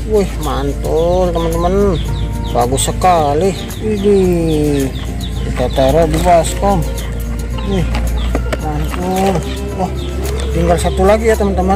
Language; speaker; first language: Indonesian; native; Indonesian